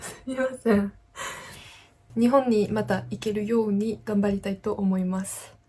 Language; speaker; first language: Japanese; non-native, fluent; French